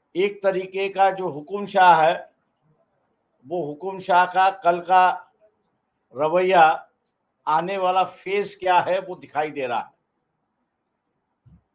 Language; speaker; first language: Hindi; non-native, local second language; Marathi